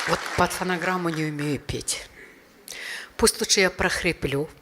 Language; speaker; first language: Russian; non-native, local second language; Uyghur